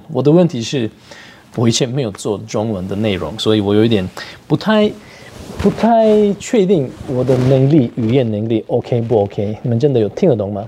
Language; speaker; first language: Chinese; non-native, fluent; Turkish